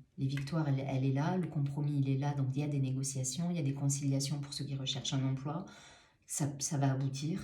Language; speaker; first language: French; native; French